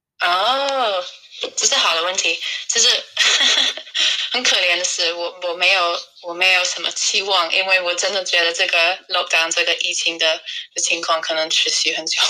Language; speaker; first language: Chinese; non-native, fluent; English